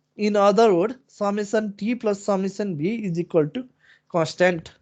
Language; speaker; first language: English; non-native, local second language; Nepali